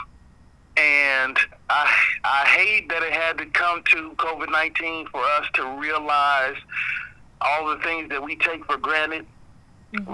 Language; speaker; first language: English; native; English